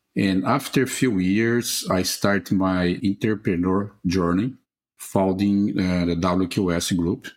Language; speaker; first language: English; non-native, fluent; Portuguese